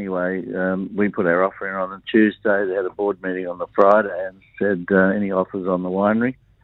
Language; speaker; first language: English; native; English